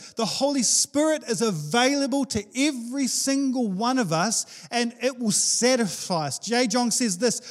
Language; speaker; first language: English; native; English